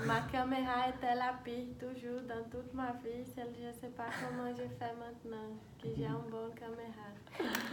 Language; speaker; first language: French; non-native, learner; Portuguese